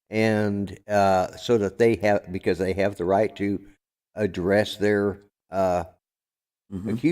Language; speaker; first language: English; native; English